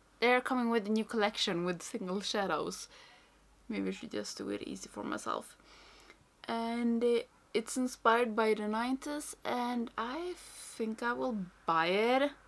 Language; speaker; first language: English; non-native, fluent; Swedish